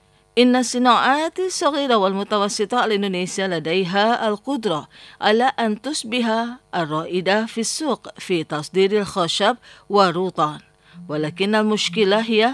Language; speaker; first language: Arabic; non-native, fluent; Indonesian